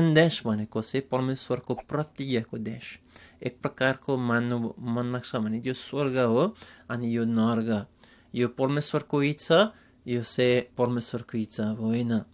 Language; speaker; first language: Nepali; non-native, fluent; English